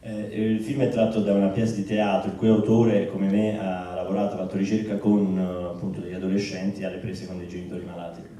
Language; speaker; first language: Italian; native; Italian